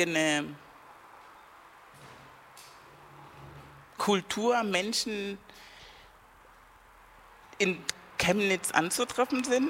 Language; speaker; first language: German; non-native, fluent; Spanish